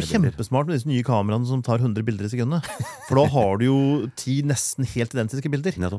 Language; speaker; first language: Norwegian; native; Norwegian